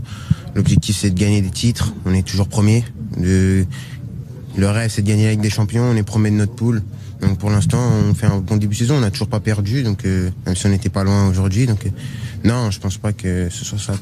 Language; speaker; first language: French; native; French